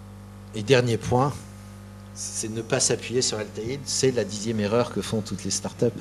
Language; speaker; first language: French; native; French